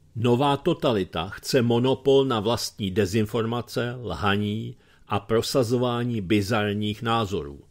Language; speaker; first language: Czech; native; Czech